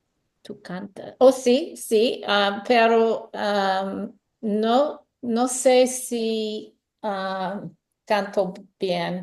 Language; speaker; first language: Spanish; non-native, learner; English